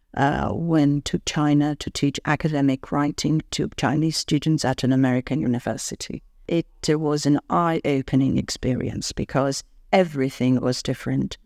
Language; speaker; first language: English; non-native, fluent; Armenian